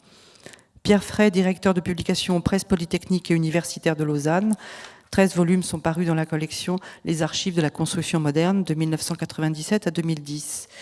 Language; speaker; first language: French; native; French